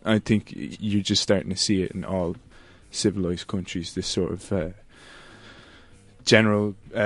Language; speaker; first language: English; native; English